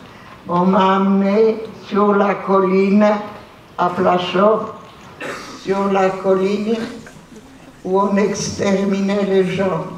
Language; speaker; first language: French; non-native, fluent; Polish